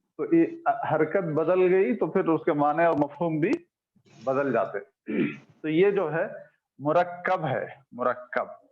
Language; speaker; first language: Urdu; native; Urdu